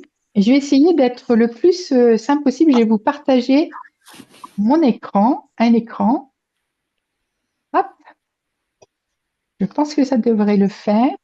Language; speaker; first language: French; native; French